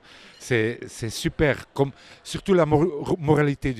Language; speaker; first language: French; non-native, local second language; Dutch